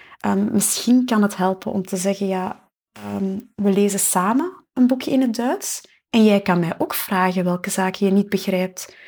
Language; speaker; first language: Dutch; native; Dutch